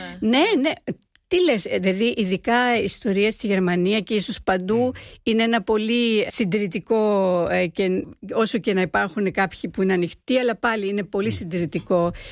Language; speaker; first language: Greek; early bilingual, heritage; Greek